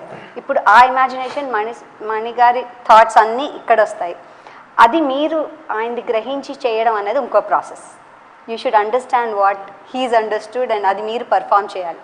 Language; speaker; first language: Telugu; native; Telugu